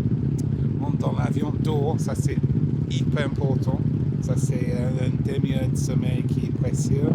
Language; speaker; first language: French; non-native, fluent; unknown